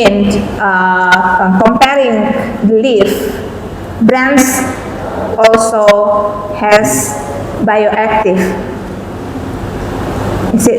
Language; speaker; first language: English; non-native, fluent; Indonesian